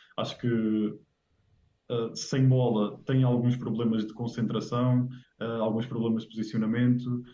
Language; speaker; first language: Portuguese; native; Portuguese